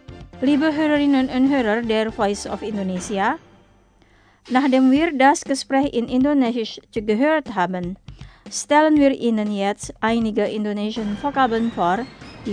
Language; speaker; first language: German; non-native, fluent; Indonesian